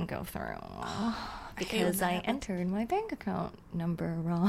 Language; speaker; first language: English; non-native, local second language; Cantonese